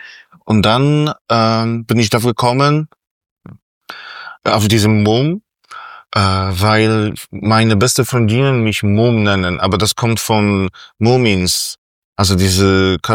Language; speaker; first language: German; non-native, fluent; Polish